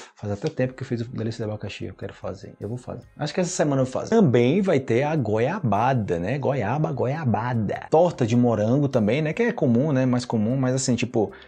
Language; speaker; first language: Portuguese; native; Portuguese